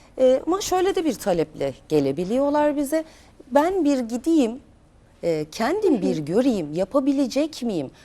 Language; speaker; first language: Turkish; native; Turkish